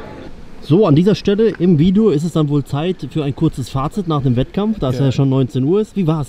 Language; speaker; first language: German; native; German